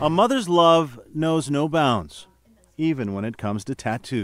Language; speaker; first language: English; native; English